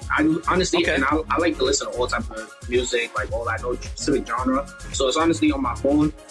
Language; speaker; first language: English; native; English